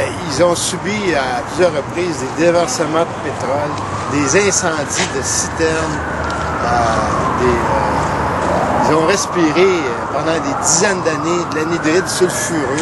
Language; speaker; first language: French; native; French